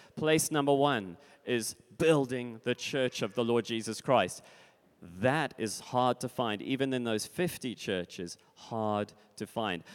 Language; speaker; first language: English; native; English